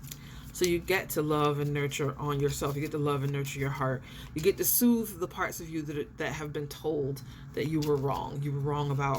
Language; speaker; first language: English; native; English